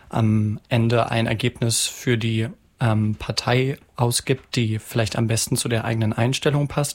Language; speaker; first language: German; native; German